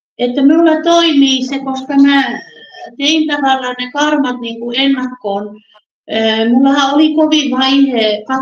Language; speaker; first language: Finnish; early bilingual, other home language; Russian